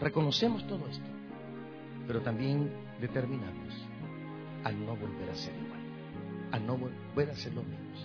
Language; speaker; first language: Spanish; native; Spanish